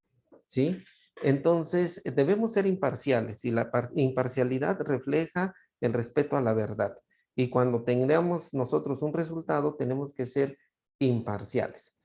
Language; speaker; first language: Spanish; native; Spanish